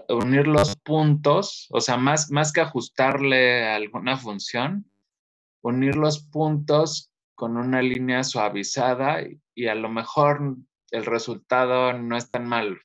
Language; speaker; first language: Spanish; native; Spanish